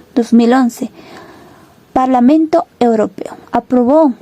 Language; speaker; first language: Spanish; native; Spanish